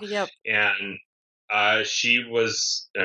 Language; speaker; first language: English; native; English